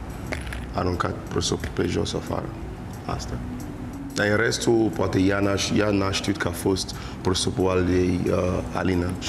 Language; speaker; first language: Romanian; non-native, learner; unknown